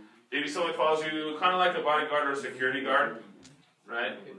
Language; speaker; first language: English; native; English